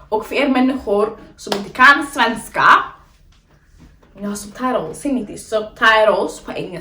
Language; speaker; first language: Swedish; early bilingual, other home language; Somali